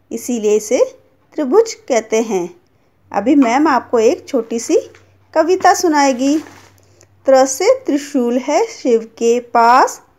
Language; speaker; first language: Hindi; native; Hindi